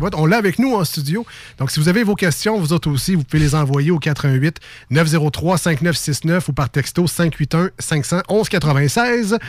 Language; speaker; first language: French; native; French